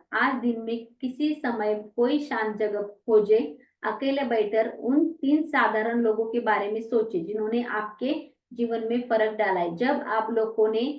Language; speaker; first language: Hindi; non-native, local second language; Marathi